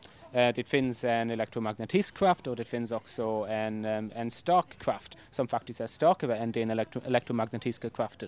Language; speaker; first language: Swedish; non-native, fluent; English